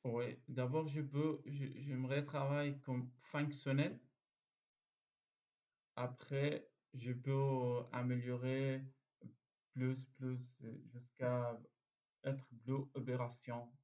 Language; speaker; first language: French; non-native, learner; Arabic